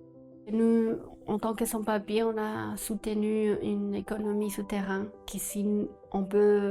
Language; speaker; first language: French; non-native, fluent; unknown